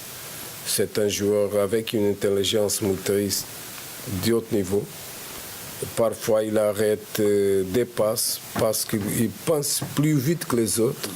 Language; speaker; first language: French; non-native, fluent; Portuguese